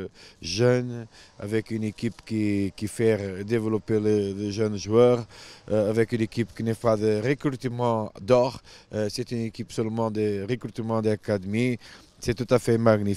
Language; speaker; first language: French; non-native, fluent; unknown